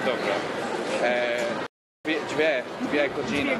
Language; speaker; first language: Polish; non-native, learner; English